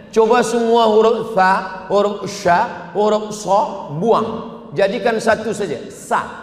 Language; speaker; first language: Malay; native; Malay